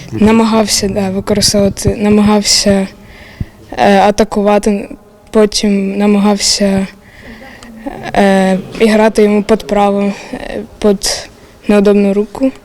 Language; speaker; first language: Ukrainian; non-native, local second language; Russian